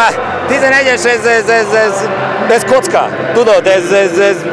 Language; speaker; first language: Hungarian; non-native, learner; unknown